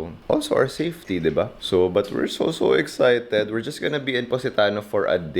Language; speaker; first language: English; non-native, local second language; Filipino